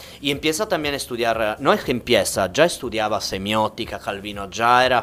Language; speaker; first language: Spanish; non-native, fluent; Italian